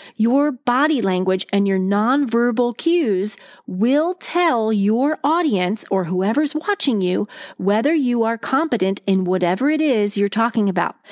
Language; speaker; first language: English; native; English